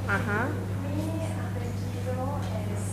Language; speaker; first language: Spanish; non-native, learner; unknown